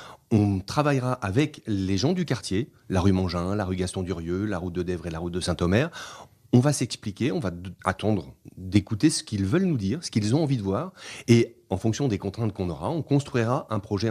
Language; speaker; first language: French; native; French